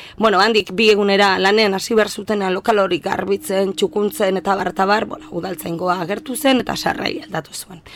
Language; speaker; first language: Basque; native; Basque